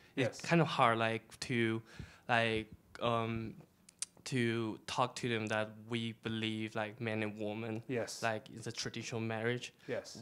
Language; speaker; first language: English; non-native, fluent; Chinese